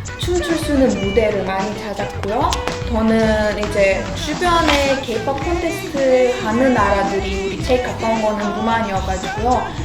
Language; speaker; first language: Korean; non-native, fluent; Romanian